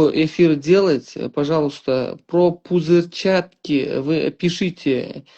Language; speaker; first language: Russian; non-native, local second language; Uzbek